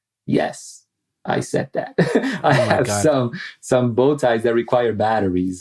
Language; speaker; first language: English; non-native, fluent; Italian